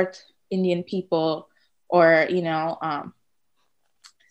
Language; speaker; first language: English; non-native, local second language; Tamil